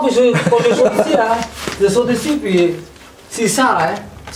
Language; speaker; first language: French; early bilingual, other home language; Vietnamese